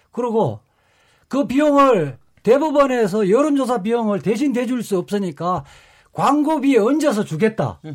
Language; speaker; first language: Korean; native; Korean